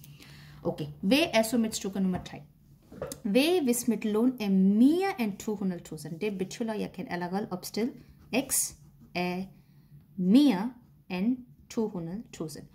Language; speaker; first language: Danish; non-native, fluent; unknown